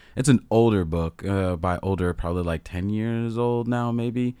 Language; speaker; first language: English; native; English